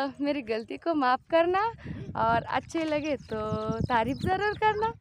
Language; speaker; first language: Hindi; non-native, local second language; Marathi